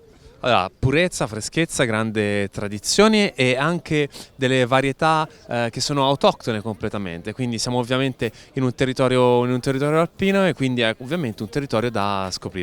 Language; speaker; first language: Italian; native; Italian